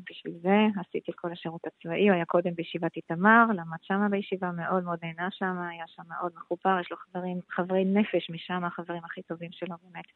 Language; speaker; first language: Hebrew; non-native, fluent; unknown